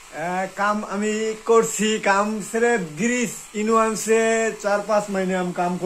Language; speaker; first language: Hindi; non-native, learner; Bangla